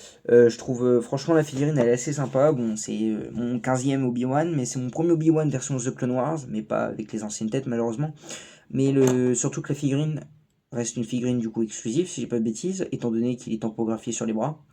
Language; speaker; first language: French; native; French